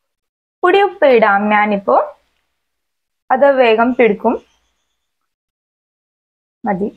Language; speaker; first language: Malayalam; non-native, learner; Hindi